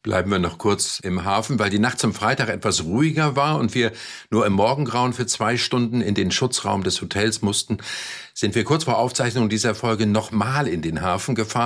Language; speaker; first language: German; native; German